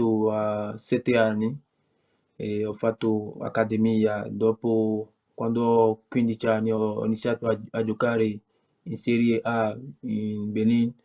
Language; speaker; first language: Italian; non-native, learner; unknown